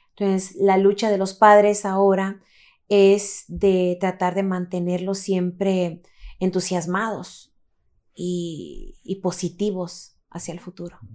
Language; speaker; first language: Spanish; early bilingual, heritage; Spanish